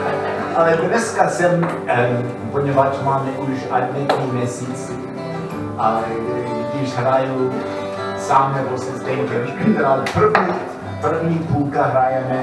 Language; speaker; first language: Czech; non-native, learner; English